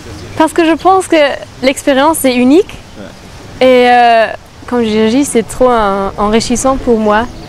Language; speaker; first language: French; non-native, fluent; German